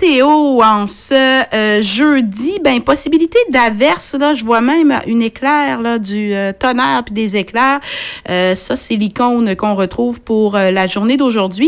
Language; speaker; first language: French; native; French